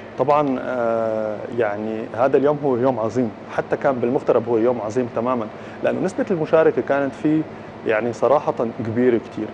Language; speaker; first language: Arabic; native; Arabic